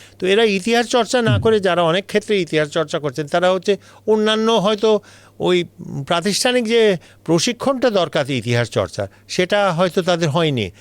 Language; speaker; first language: Bangla; native; Bangla